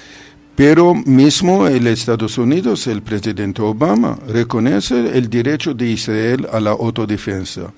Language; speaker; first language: Spanish; non-native, fluent; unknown